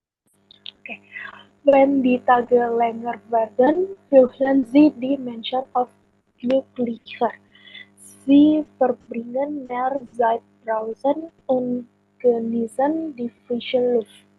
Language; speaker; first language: German; non-native, learner; Indonesian